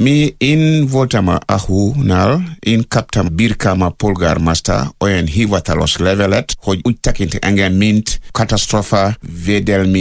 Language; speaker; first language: Hungarian; non-native, learner; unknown